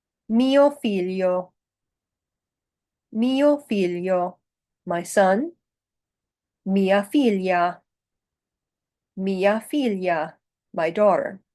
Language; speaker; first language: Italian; non-native, fluent; English